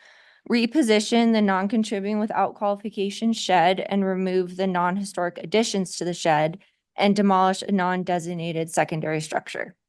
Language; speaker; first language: English; native; English